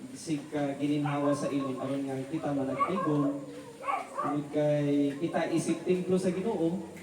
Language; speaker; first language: Cebuano; non-native, local second language; Hiligaynon